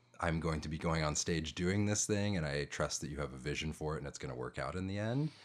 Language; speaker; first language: English; native; English